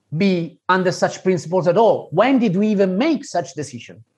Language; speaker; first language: English; non-native, fluent; Italian